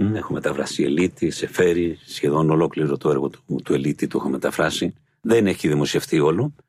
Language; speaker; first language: Greek; non-native, fluent; Spanish